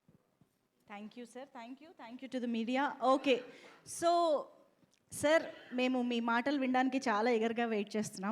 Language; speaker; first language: Telugu; native; Telugu